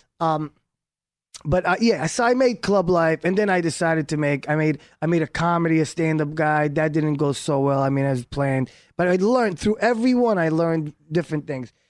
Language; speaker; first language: English; early bilingual, other home language; Hebrew